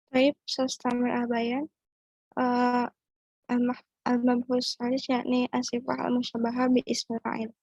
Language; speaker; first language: Arabic; non-native, learner; Indonesian